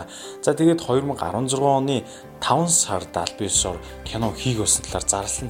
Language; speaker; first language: Mongolian; native; Mongolian